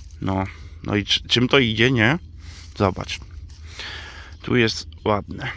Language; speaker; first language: Polish; native; Polish